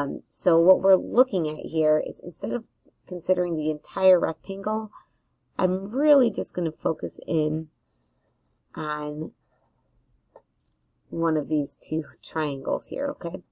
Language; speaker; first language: English; native; English